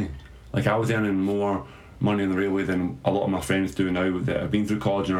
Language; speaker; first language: English; native; English